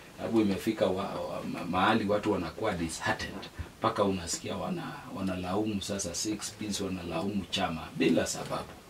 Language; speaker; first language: Swahili; non-native, local second language; Luo (Kenya and Tanzania)